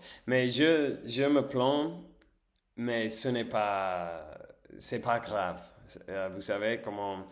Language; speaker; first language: French; non-native, learner; English